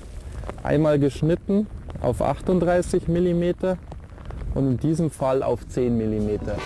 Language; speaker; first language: German; native; German